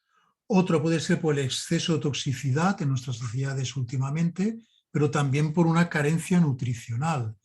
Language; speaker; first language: Spanish; native; Spanish